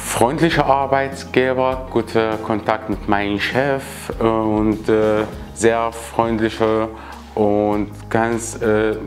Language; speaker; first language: German; non-native, learner; Arabic